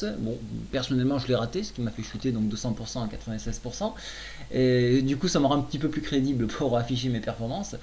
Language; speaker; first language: French; native; French